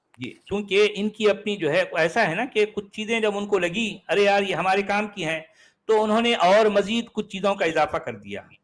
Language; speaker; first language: Urdu; native; Urdu